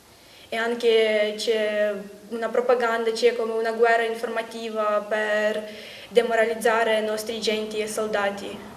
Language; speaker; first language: Italian; non-native, learner; Ukrainian